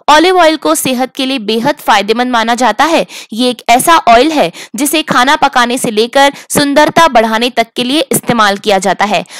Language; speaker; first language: Hindi; native; Hindi